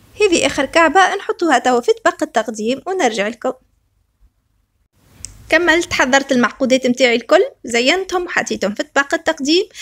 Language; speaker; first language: Arabic; native; Arabic